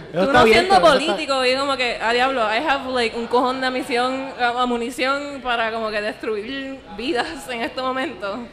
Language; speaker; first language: Spanish; native; Spanish